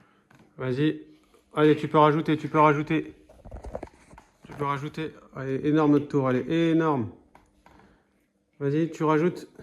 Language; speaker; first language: French; native; French